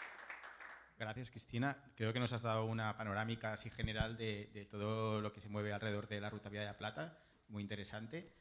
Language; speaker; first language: Spanish; native; Spanish